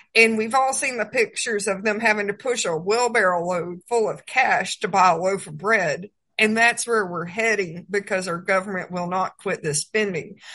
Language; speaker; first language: English; native; English